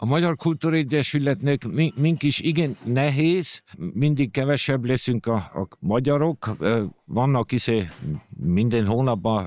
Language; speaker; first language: Hungarian; early bilingual, heritage; Hungarian